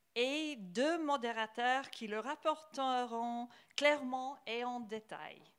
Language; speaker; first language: French; non-native, fluent; English